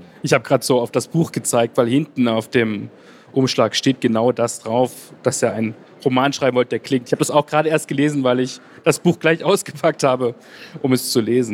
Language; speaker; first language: German; native; German